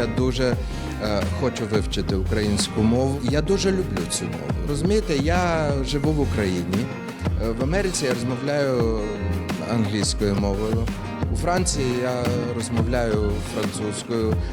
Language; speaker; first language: Ukrainian; non-native, local second language; Russian